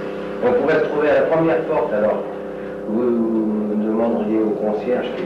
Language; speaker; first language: French; native; French